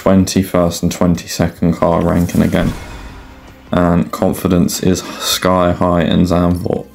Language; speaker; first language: English; native; English